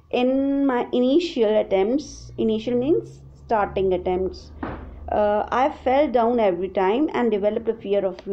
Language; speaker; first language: English; non-native, local second language; Hindi